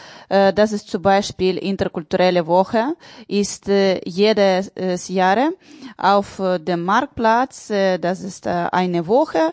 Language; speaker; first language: German; non-native, learner; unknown